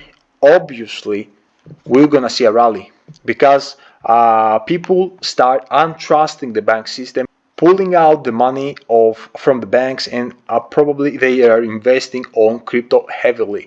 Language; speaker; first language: English; non-native, fluent; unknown